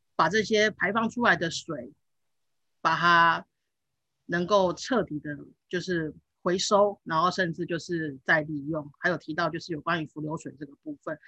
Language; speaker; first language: Chinese; native; Chinese